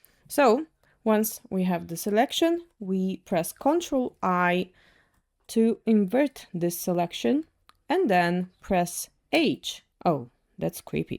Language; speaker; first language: English; non-native, fluent; Russian